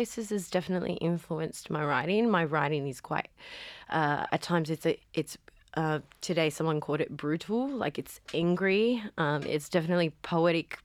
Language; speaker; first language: English; native; English